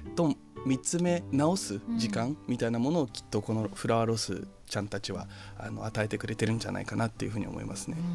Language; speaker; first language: Japanese; early bilingual, other home language; Portuguese